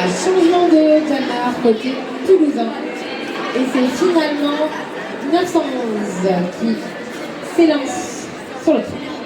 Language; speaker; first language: French; native; French